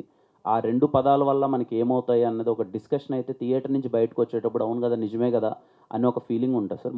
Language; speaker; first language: Telugu; native; Telugu